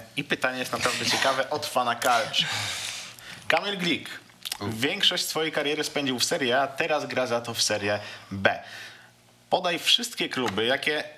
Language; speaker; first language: Polish; native; Polish